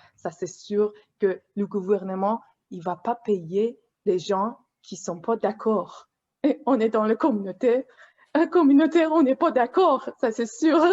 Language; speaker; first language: French; non-native, fluent; Persian